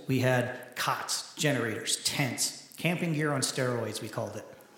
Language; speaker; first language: English; native; English